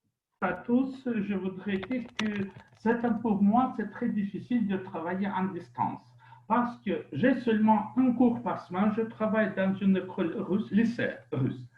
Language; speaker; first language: French; non-native, fluent; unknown